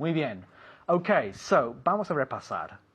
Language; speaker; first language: Spanish; non-native, fluent; English